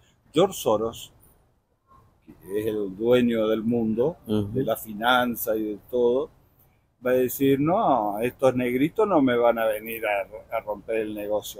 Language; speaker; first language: Spanish; native; Spanish